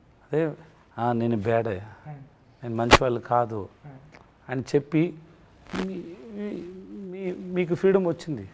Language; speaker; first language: Telugu; non-native, learner; Tamil